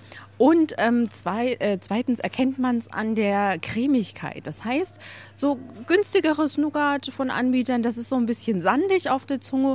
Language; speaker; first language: German; native; German